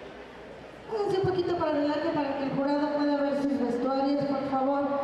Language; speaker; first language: Spanish; native; Spanish